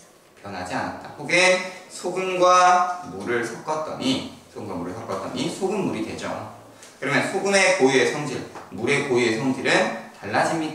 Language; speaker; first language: Korean; native; Korean